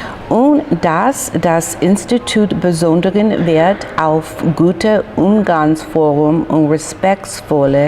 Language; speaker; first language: German; non-native, learner; English